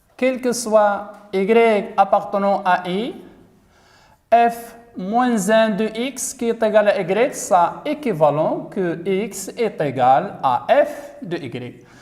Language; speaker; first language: French; non-native, local second language; Arabic